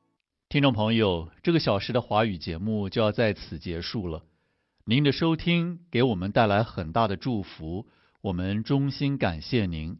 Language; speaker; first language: Chinese; native; Chinese